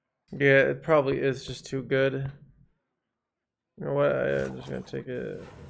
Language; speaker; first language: English; native; English